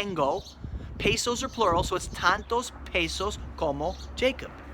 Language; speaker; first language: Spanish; non-native, fluent; English